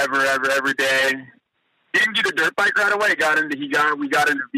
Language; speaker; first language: English; native; English